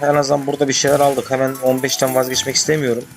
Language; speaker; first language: Turkish; native; Turkish